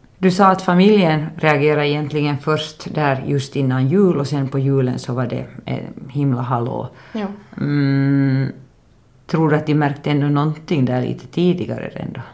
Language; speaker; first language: Swedish; native; Swedish